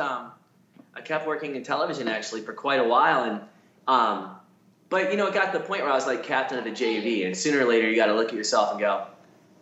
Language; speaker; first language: English; native; English